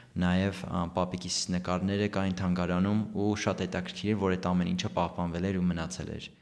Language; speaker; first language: Armenian; early bilingual, heritage; Armenian